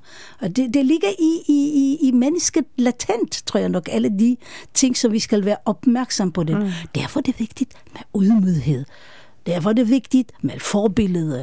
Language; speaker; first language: Danish; non-native, fluent; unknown